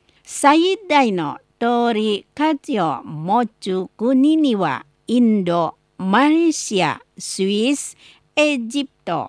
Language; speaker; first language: Japanese; non-native, learner; Indonesian